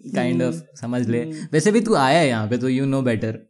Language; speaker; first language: Hindi; non-native, local second language; Marathi